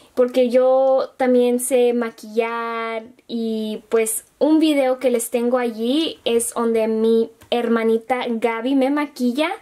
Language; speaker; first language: Spanish; early bilingual, heritage; Spanish